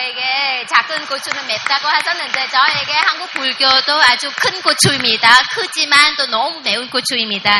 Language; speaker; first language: Korean; non-native, fluent; Vietnamese